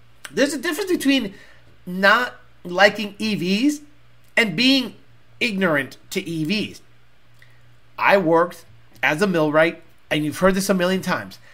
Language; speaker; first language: English; native; English